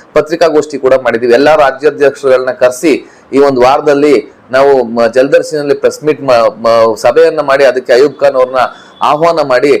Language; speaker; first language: Kannada; native; Kannada